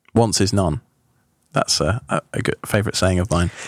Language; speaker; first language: English; native; English